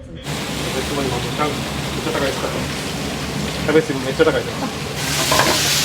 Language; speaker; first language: Japanese; native; Japanese